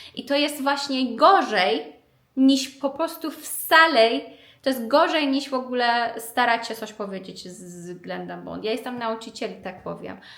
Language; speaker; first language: Polish; non-native, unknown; Persian